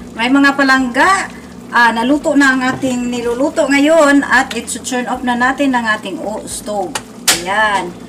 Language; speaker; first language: Filipino; non-native, local second language; Cebuano